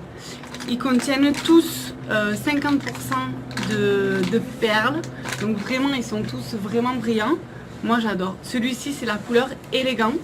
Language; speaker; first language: French; native; French